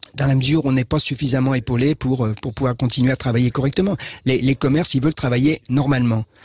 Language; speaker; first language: French; native; French